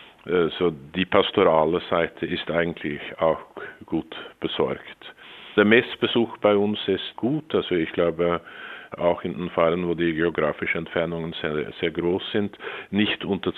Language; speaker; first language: German; non-native, fluent; Norwegian